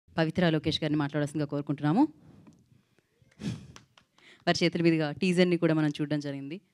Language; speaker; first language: Telugu; native; Telugu